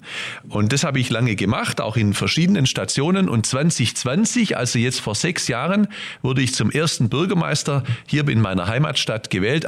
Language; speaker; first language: German; native; German